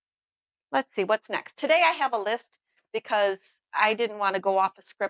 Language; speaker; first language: English; native; English